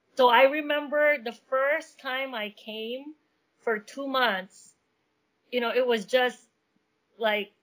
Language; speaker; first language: English; non-native, local second language; Min Nan Chinese